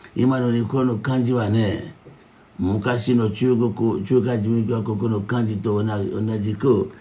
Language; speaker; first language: Japanese; non-native, fluent; Yoruba